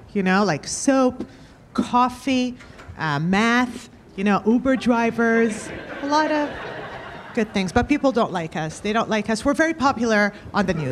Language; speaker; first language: English; early bilingual, other home language; French